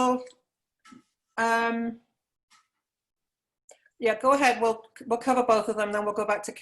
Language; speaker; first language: English; native; English